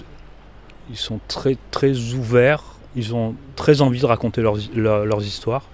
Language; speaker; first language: French; non-native, local second language; Arabic